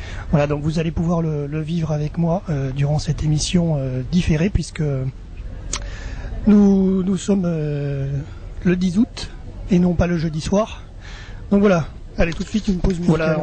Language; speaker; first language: French; native; French